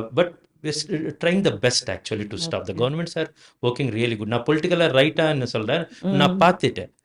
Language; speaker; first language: Tamil; non-native, learner; Telugu